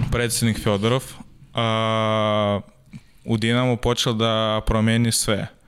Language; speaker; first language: Serbian; non-native, learner; Russian